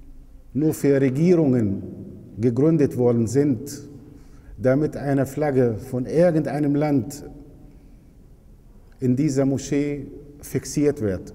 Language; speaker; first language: German; non-native, fluent; Arabic